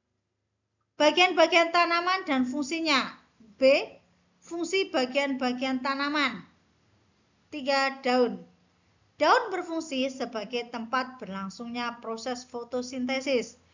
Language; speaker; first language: Indonesian; native; Indonesian